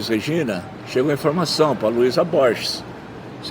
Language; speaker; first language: Portuguese; native; Portuguese